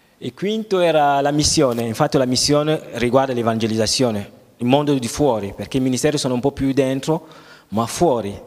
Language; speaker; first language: Italian; non-native, fluent; French